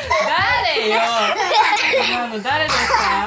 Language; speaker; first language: Japanese; native; Japanese